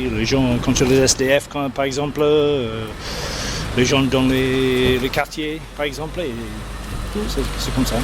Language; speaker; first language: French; non-native, fluent; English